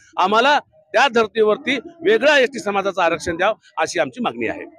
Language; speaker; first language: Marathi; non-native, local second language; Lambadi